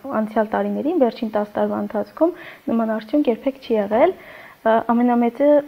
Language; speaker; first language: Armenian; non-native, local second language; Kurdish